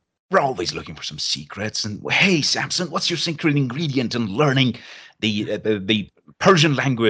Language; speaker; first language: English; non-native, fluent; Persian